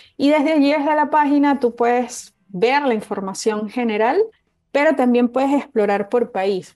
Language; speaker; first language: Spanish; native; Spanish